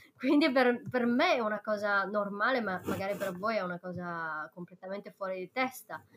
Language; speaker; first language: Italian; non-native, fluent; Chinese